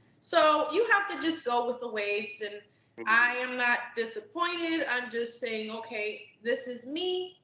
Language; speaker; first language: English; native; English